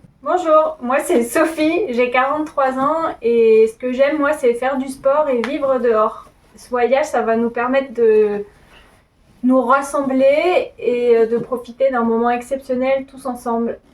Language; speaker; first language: French; native; French